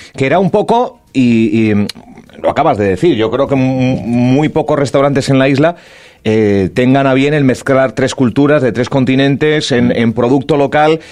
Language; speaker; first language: Spanish; native; Spanish